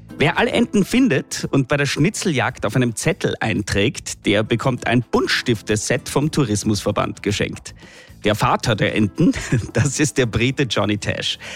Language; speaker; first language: German; native; German